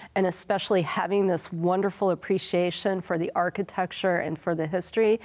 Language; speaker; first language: English; native; English